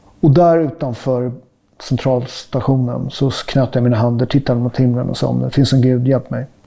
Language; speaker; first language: Swedish; native; Swedish